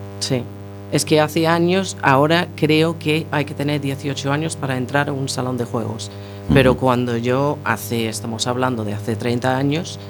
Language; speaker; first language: Spanish; non-native, fluent; English